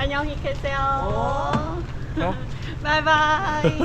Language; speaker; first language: Korean; non-native, learner; Lao